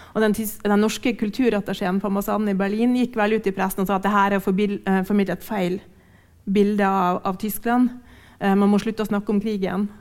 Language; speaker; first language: Norwegian; native; Norwegian